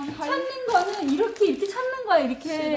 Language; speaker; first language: Korean; native; Korean